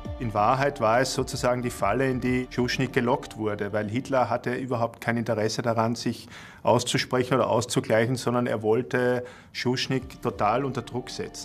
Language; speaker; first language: German; native; German